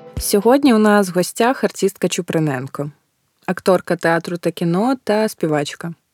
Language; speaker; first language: Ukrainian; native; Ukrainian